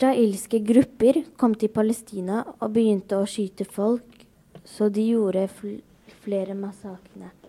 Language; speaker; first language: Norwegian; early bilingual, other home language; Arabic